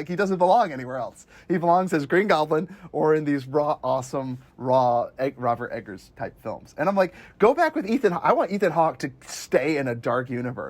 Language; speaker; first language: English; native; English